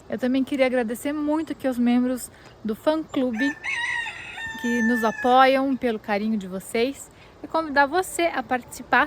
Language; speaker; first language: Portuguese; native; Portuguese